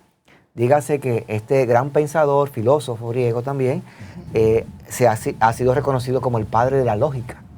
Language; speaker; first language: Spanish; native; Spanish